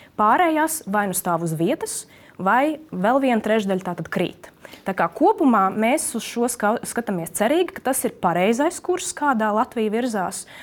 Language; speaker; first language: Latvian; native; Latvian